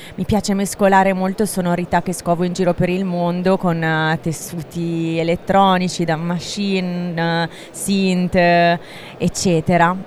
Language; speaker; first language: Italian; native; Italian